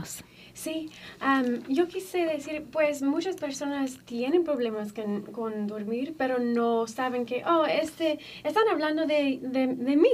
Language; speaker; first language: Spanish; non-native, fluent; English